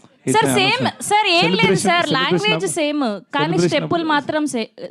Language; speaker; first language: Telugu; native; Telugu